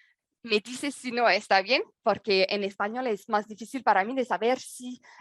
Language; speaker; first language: Spanish; non-native, learner; French